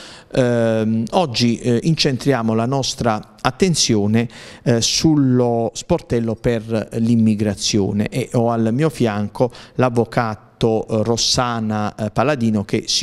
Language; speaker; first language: Italian; native; Italian